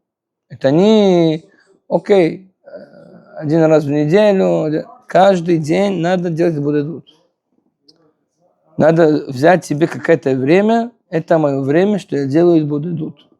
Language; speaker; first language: Russian; non-native, fluent; Hebrew